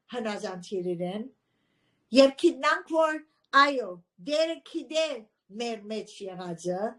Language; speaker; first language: Armenian; early bilingual, heritage; Armenian